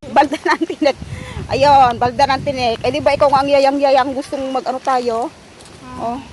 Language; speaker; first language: Filipino; non-native, local second language; Cebuano